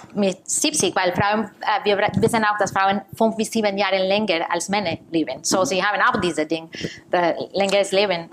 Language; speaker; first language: German; non-native, fluent; Spanish